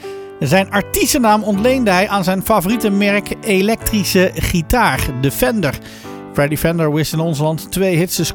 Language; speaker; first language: Dutch; native; Dutch